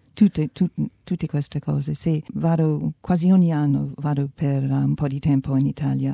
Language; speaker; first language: Italian; non-native, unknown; English